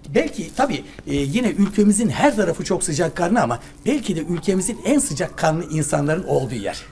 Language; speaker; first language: Turkish; native; Turkish